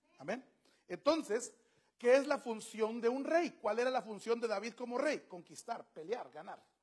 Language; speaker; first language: Spanish; native; Spanish